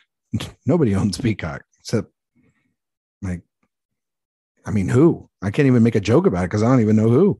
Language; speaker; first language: English; native; English